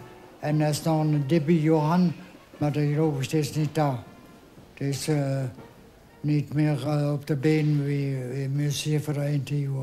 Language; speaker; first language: Dutch; non-native, local second language; German